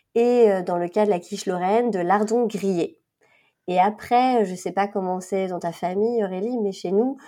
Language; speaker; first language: French; native; French